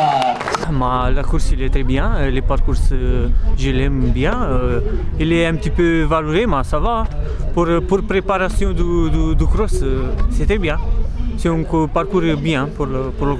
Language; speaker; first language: French; non-native, learner; Romanian